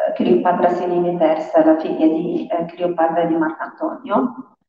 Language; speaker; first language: Italian; non-native, fluent; Arabic